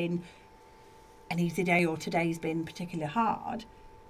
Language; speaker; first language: English; native; English